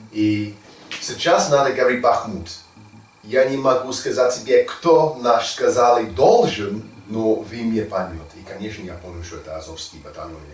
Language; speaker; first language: Russian; non-native, learner; English